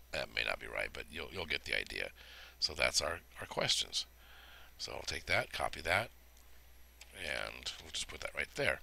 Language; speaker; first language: English; native; English